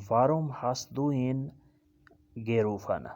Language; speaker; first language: German; non-native, fluent; Urdu